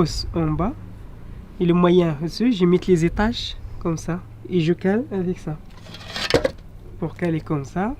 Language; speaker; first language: French; non-native, learner; Arabic